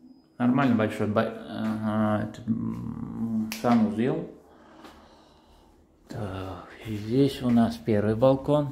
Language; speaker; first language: Russian; non-native, fluent; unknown